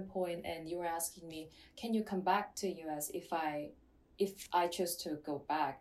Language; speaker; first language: English; non-native, fluent; Korean